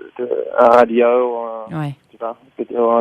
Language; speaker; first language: French; non-native, learner; English